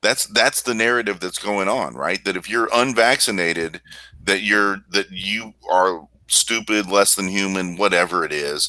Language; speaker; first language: English; native; English